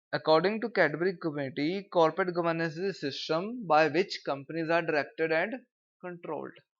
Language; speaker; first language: English; non-native, local second language; Punjabi